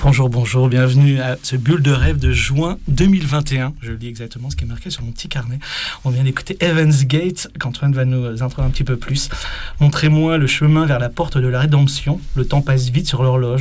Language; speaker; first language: French; native; French